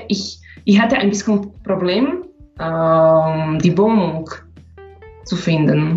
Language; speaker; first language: German; non-native, learner; Slovak